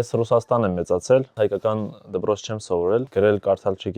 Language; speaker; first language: Armenian; early bilingual, heritage; Russian